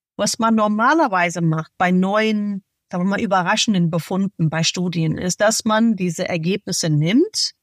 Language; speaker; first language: German; non-native, fluent; English